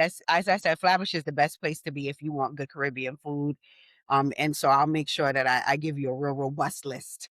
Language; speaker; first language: English; native; English